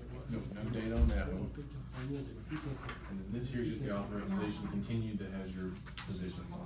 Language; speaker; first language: English; native; English